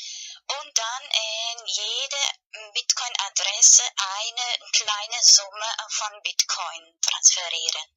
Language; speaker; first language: German; non-native, learner; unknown